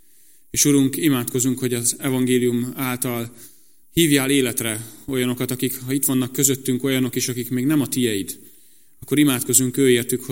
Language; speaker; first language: Hungarian; native; Hungarian